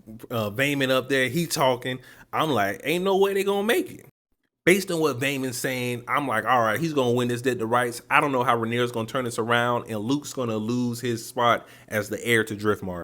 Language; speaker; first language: English; native; English